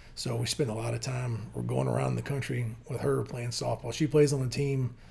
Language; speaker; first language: English; native; English